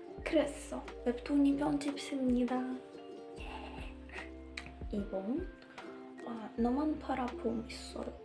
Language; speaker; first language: Korean; non-native, learner; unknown